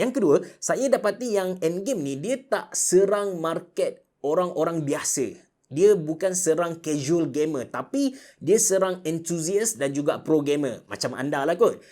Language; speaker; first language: Malay; native; Malay